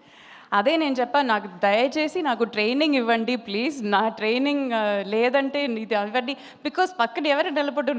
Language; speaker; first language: Telugu; non-native, fluent; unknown